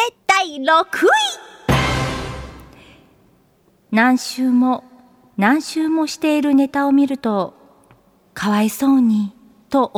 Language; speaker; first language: Japanese; native; Japanese